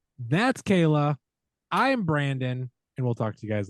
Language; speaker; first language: English; native; English